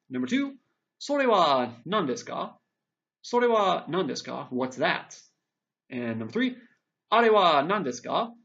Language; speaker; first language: Japanese; non-native, fluent; English